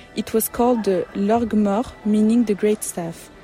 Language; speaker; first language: English; non-native, learner; French